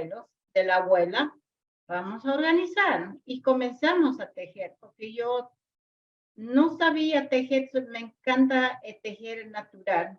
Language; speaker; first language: Spanish; non-native, local second language; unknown